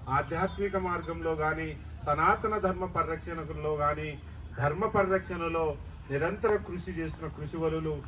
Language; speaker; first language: Telugu; non-native, local second language; Lambadi